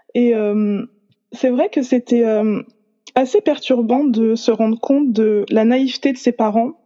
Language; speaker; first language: French; native; French